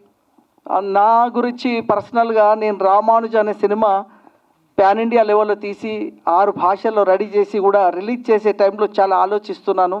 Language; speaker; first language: Telugu; native; Telugu